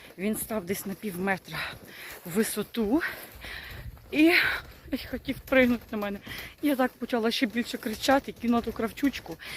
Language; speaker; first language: Ukrainian; non-native, local second language; Russian